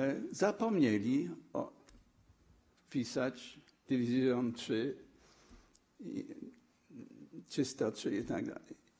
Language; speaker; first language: Polish; non-native, fluent; English